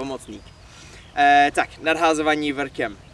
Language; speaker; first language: Czech; non-native, learner; English